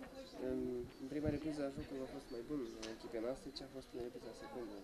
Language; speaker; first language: Romanian; native; Romanian